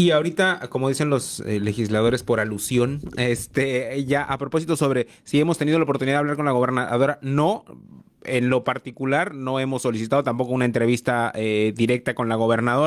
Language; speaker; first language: Spanish; native; Spanish